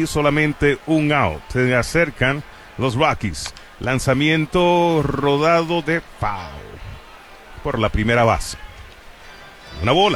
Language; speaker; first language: Spanish; native; Spanish